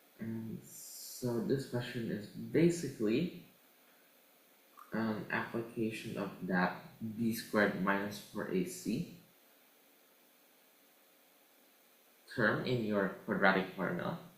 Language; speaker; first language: English; non-native, fluent; Indonesian